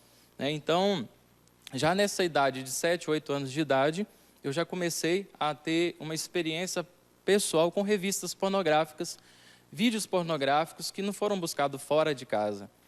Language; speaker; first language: Portuguese; native; Portuguese